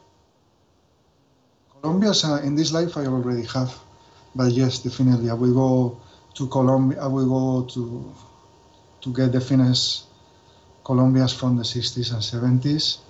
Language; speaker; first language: English; non-native, fluent; Spanish